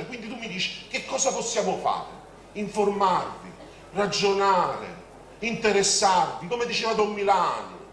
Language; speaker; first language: Italian; native; Italian